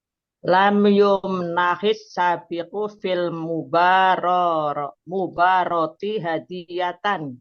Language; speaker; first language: Arabic; non-native, learner; Indonesian